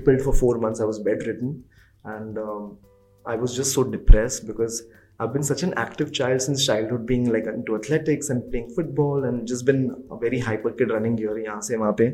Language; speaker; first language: English; non-native, local second language; Hindi